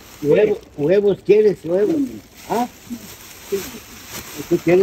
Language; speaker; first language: Spanish; non-native, learner; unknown